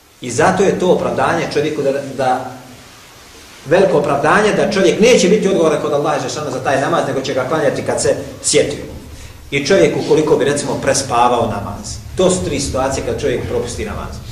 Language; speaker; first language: Bosnian; native; Bosnian